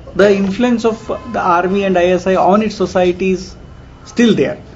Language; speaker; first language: English; non-native, local second language; Kannada